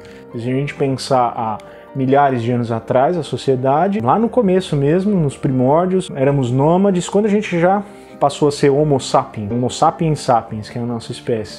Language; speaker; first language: Portuguese; native; Portuguese